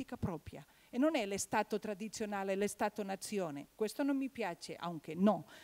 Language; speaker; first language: Italian; non-native, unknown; Catalan